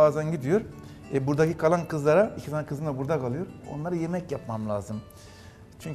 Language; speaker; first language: Turkish; native; Turkish